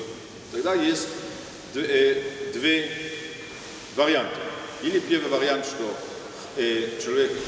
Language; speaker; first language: Russian; non-native, fluent; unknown